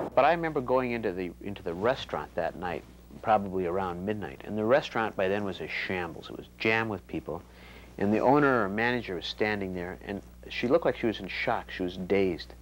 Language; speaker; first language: English; native; English